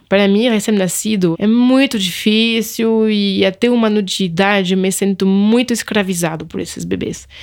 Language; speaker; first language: Portuguese; non-native, fluent; French